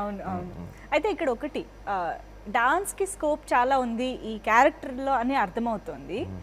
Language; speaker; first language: Telugu; native; Telugu